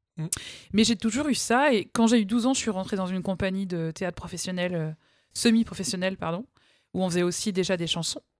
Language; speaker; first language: French; native; French